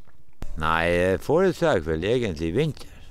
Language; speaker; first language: German; non-native, learner; Norwegian